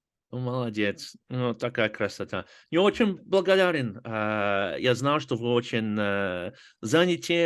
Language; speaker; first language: Russian; non-native, fluent; English